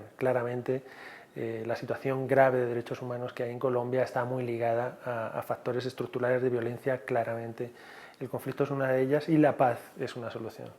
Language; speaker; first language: Spanish; native; Spanish